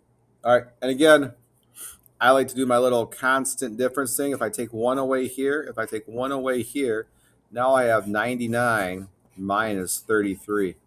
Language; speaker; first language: English; native; English